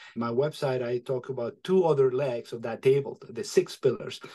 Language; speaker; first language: English; non-native, fluent; Spanish